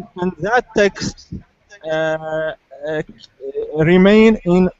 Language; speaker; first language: English; non-native, learner; Arabic